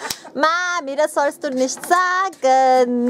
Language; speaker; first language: German; early bilingual, other home language; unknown